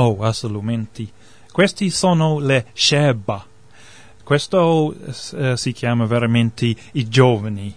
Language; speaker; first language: Italian; non-native, learner; English